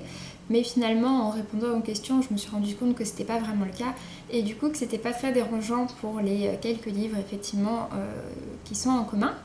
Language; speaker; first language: French; native; French